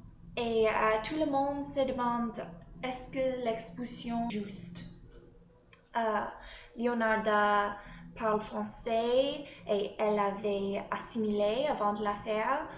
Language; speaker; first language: French; non-native, learner; English